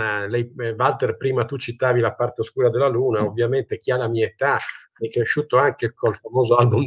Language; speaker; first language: Italian; native; Italian